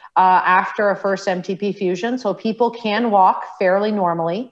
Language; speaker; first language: English; native; English